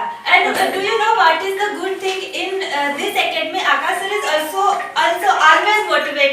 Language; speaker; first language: English; non-native, learner; Hindi